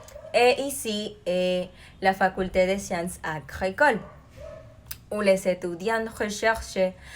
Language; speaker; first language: French; non-native, learner; Spanish